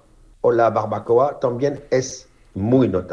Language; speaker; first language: Spanish; non-native, fluent; French